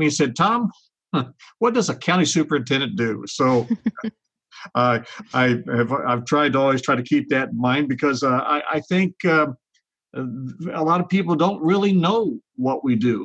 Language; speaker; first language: English; native; English